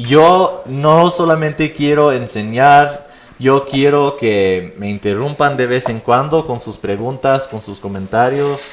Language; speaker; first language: Spanish; non-native, fluent; English